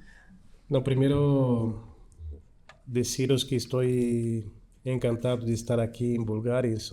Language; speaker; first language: Spanish; non-native, fluent; Portuguese